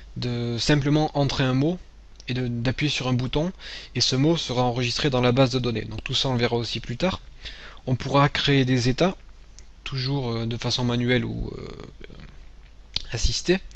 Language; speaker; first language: French; native; French